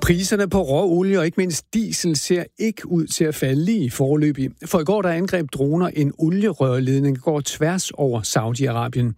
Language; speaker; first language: Danish; native; Danish